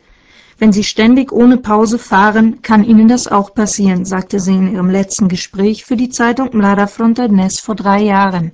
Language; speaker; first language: German; native; German